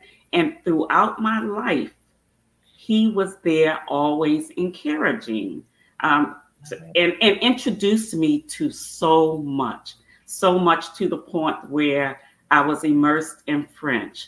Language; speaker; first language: English; native; English